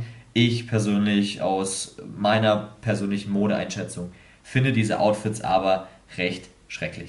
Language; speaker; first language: German; native; German